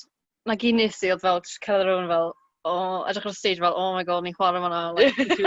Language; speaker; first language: Welsh; native; Welsh